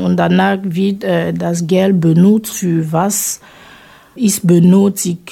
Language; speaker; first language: German; non-native, fluent; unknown